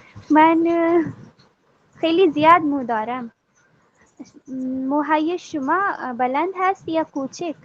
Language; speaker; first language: Persian; non-native, learner; Urdu